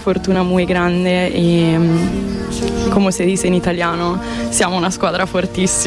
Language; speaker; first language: Spanish; non-native, fluent; Italian